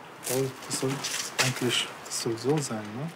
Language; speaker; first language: German; non-native, fluent; Arabic